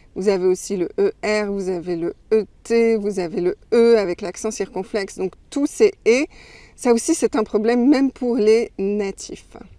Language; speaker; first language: French; native; French